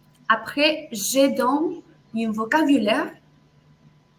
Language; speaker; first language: French; non-native, fluent; Spanish